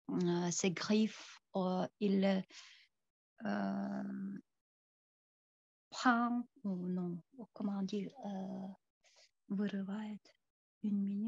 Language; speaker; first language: French; non-native, fluent; Tuvinian